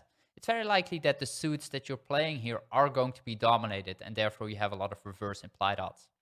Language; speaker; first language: English; non-native, fluent; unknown